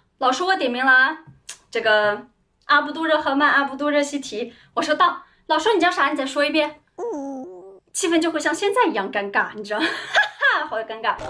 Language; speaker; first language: Chinese; non-native, local second language; Uyghur